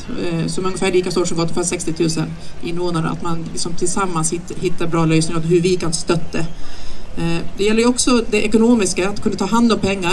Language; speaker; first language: Swedish; native; Swedish